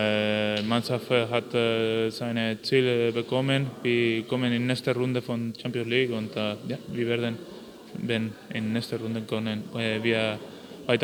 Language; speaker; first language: German; non-native, learner; Spanish